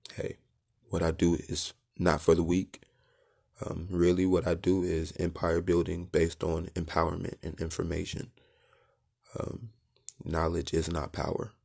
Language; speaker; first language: English; native; English